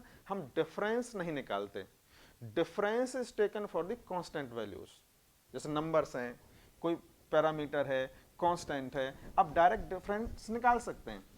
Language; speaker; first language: Hindi; native; Hindi